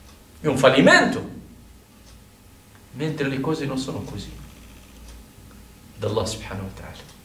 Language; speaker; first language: Italian; non-native, fluent; Arabic